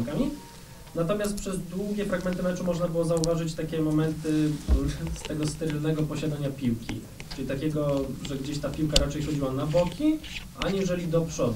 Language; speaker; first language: Polish; native; Polish